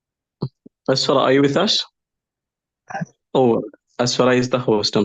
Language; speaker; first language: English; non-native, local second language; Malayalam